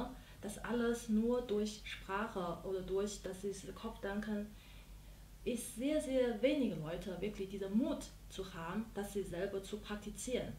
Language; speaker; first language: German; non-native, learner; Chinese